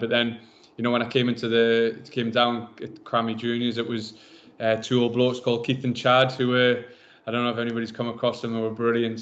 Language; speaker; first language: English; native; English